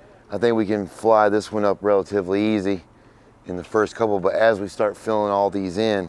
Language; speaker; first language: English; native; English